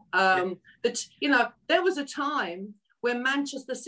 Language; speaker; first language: English; native; English